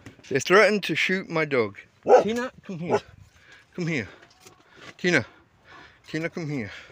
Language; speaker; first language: English; native; English